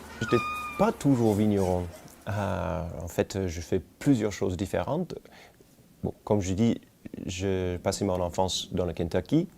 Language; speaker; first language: French; non-native, fluent; English